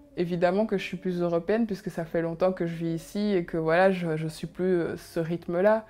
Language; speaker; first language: French; early bilingual, other home language; Kinyarwanda